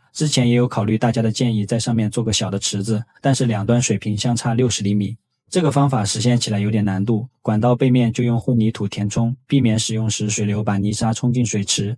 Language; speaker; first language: Chinese; native; Chinese